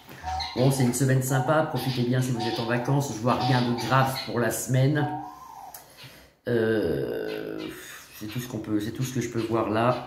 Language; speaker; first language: French; native; French